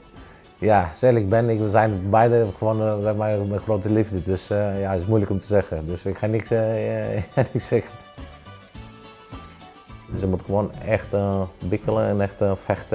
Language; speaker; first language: Dutch; non-native, fluent; Greek